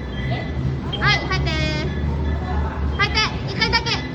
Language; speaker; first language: Japanese; non-native, fluent; Filipino